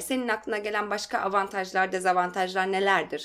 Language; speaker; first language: Turkish; native; Turkish